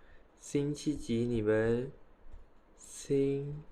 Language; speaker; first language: Chinese; non-native, fluent; Khmer